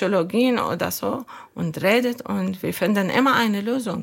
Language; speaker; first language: German; non-native, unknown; Arabic